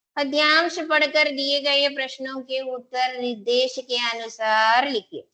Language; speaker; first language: Hindi; non-native, local second language; Telugu